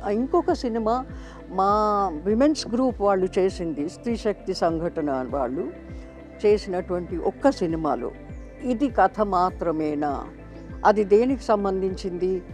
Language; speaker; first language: Telugu; native; Telugu